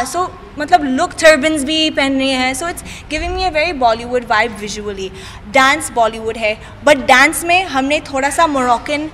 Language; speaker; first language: Hindi; non-native, learner; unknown